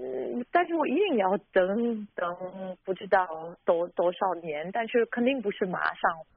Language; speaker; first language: Chinese; non-native, fluent; German